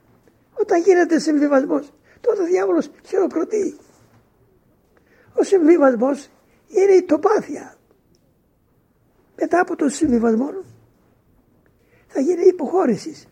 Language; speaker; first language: Greek; native; Greek